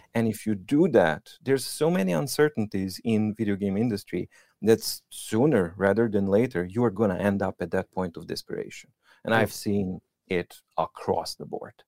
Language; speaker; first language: English; non-native, fluent; Serbian